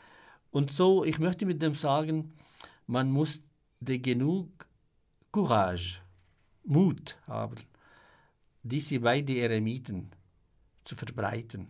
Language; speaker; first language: German; non-native, fluent; Arabic